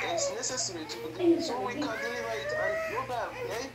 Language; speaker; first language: English; non-native, fluent; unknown